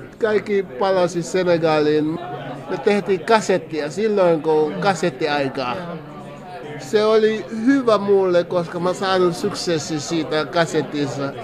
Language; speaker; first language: Finnish; non-native, fluent; Mandingo